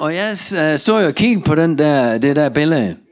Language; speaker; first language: Danish; non-native, learner; Russian